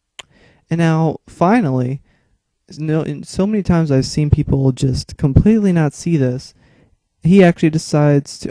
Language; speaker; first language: English; native; English